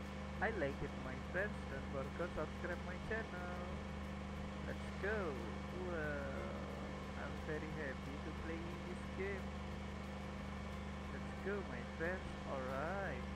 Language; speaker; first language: English; non-native, learner; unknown